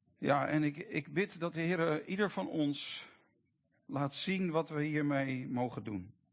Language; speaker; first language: Dutch; native; Dutch